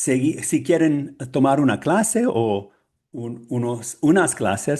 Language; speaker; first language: Spanish; non-native, learner; English